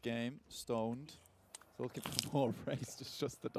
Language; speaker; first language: English; native; English